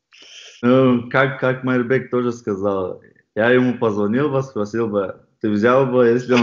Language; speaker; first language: Russian; non-native, fluent; Chechen